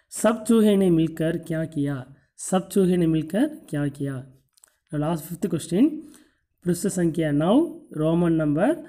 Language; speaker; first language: Hindi; non-native, local second language; Tamil